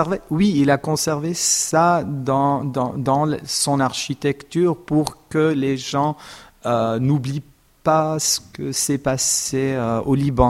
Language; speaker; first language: French; non-native, fluent; Armenian